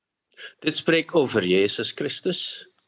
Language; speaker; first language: Dutch; non-native, fluent; Indonesian